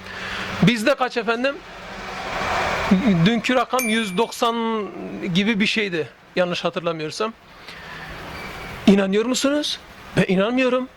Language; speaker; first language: Turkish; native; Turkish